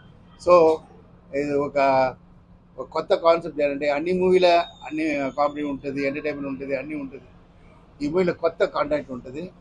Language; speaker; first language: Telugu; non-native, fluent; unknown